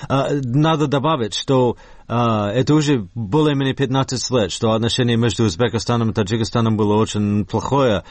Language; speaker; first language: Russian; non-native, fluent; English